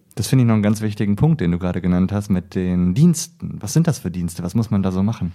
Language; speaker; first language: German; native; German